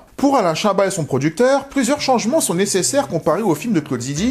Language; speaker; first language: French; native; French